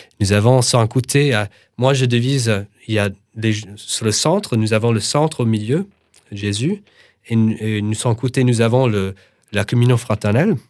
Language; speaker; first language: French; non-native, fluent; English